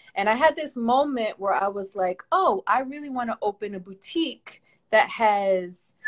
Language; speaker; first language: English; native; English